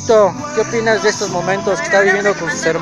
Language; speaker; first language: Spanish; native; Spanish